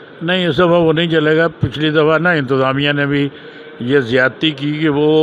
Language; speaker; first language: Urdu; non-native, local second language; Punjabi